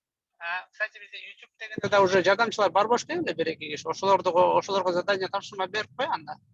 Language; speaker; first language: Kyrgyz; native; Kyrgyz